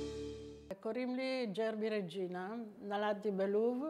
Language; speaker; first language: Hebrew; non-native, fluent; Italian